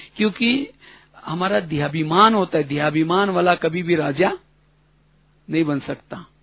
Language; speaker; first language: Hindi; non-native, local second language; Marathi